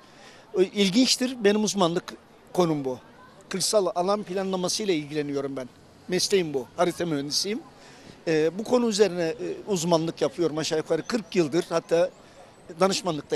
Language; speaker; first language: Turkish; native; Turkish